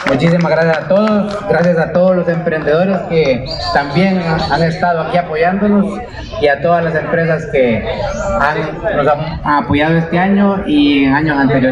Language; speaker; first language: Spanish; native; Spanish